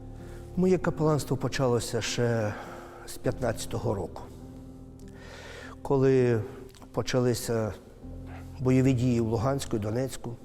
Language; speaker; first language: Ukrainian; native; Ukrainian